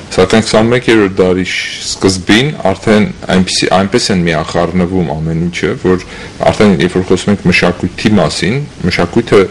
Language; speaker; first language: Armenian; native; Armenian